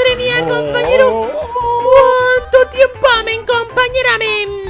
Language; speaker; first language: Spanish; native; Spanish